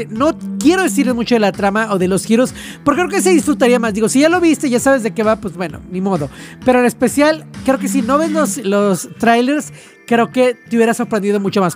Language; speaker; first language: Spanish; native; Spanish